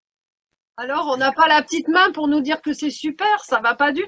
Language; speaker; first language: French; native; French